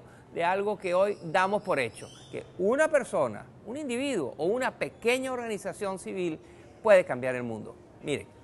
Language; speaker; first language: Spanish; native; Spanish